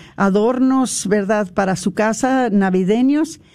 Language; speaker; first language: Spanish; early bilingual, heritage; Spanish